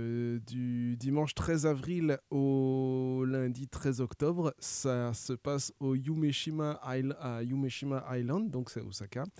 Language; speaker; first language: French; native; French